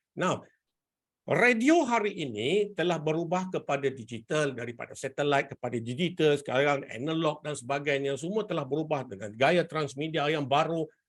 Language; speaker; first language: Malay; native; Malay